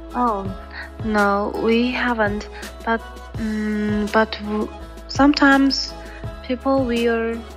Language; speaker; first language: English; non-native, learner; Chinese